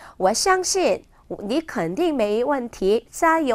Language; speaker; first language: Chinese; non-native, fluent; Korean